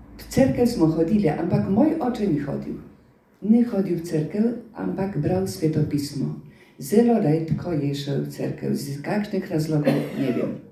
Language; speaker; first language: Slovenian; non-native, fluent; Polish